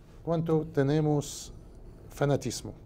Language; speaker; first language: Portuguese; non-native, learner; Spanish